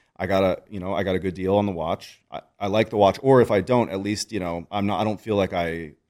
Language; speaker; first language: English; native; English